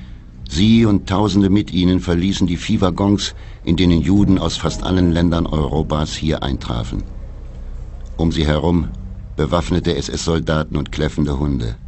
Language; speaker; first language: German; native; German